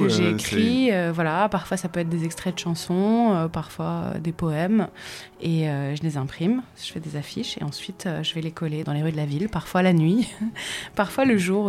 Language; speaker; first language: French; native; French